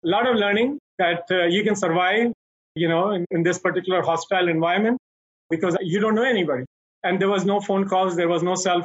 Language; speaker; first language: English; non-native, local second language; Hindi